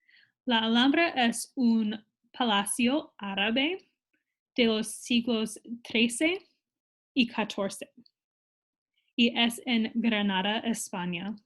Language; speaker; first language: Spanish; non-native, fluent; English